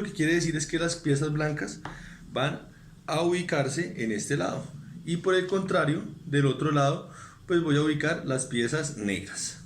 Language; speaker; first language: Spanish; native; Spanish